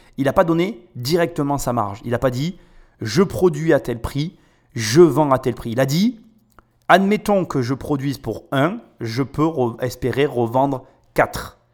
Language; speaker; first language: French; native; French